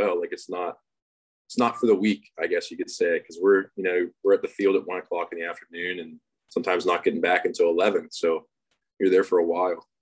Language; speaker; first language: English; native; English